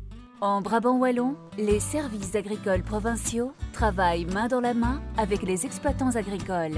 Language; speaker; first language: French; native; French